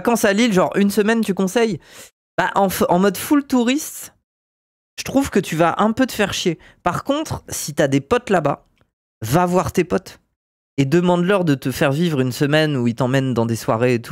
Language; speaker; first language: French; native; French